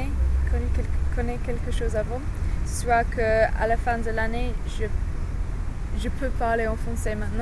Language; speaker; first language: French; non-native, learner; English